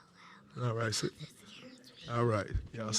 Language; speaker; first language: English; native; English